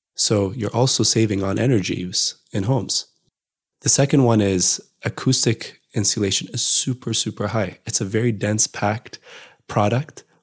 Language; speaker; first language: English; non-native, fluent; Amharic